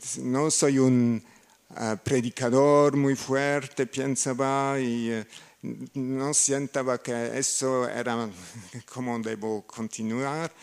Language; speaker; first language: Spanish; non-native, learner; German